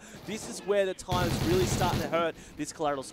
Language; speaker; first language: English; native; English